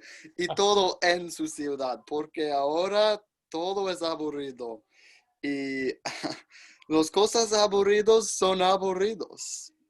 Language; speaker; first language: Spanish; non-native, learner; English